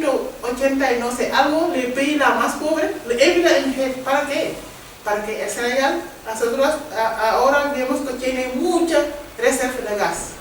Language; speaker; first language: Spanish; non-native, learner; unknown